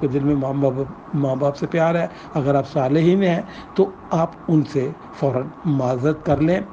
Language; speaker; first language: Urdu; non-native, local second language; Punjabi